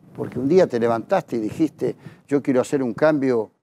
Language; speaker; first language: Spanish; native; Spanish